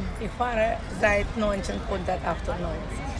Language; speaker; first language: German; non-native, learner; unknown